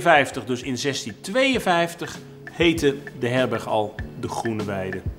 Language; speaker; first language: Dutch; native; Dutch